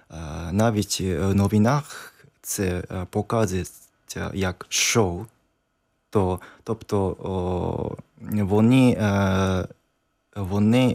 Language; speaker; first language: Ukrainian; non-native, learner; Japanese